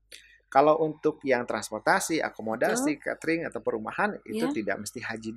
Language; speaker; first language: Indonesian; native; Indonesian